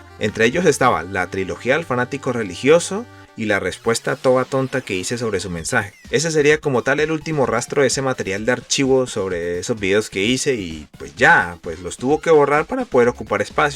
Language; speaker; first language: Spanish; native; Spanish